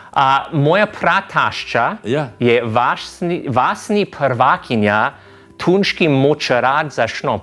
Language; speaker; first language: Slovenian; non-native, fluent; English